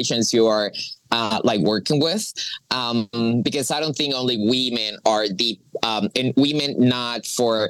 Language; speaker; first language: English; non-native, fluent; Spanish